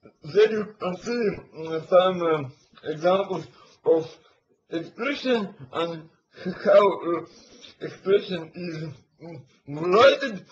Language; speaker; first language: English; non-native, learner; Latvian